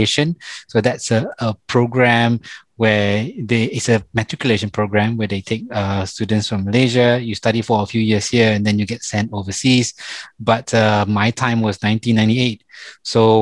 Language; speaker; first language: English; non-native, local second language; Malay